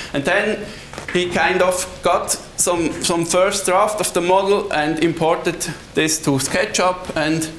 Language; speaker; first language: English; non-native, fluent; Swiss German